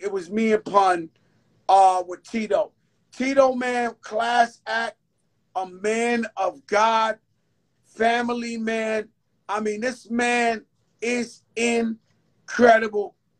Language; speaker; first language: English; early bilingual, other home language; Spanish